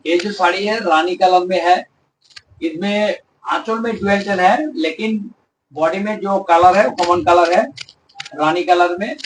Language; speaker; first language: Hindi; non-native, local second language; Bangla